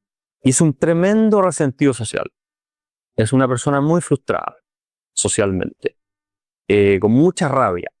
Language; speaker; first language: Spanish; native; Spanish